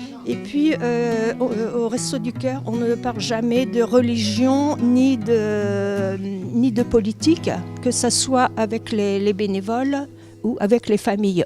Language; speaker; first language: French; native; French